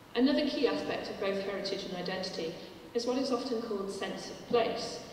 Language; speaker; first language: English; native; English